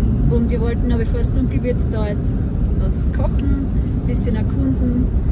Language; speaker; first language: German; native; German